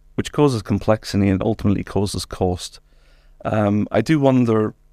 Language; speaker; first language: English; native; English